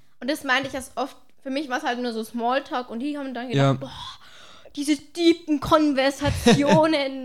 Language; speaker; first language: German; native; German